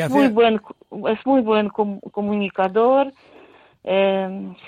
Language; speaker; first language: Spanish; non-native, fluent; Ukrainian